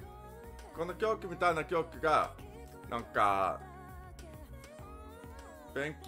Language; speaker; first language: Japanese; non-native, learner; English